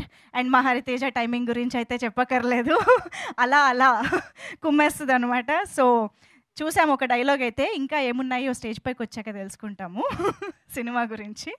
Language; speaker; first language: Telugu; native; Telugu